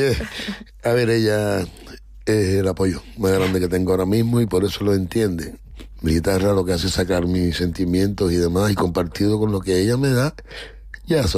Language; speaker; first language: Spanish; native; Spanish